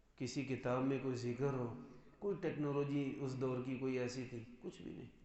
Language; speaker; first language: Urdu; non-native, local second language; Punjabi